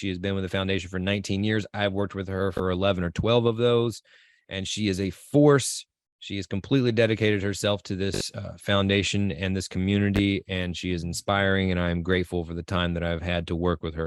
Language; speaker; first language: English; native; English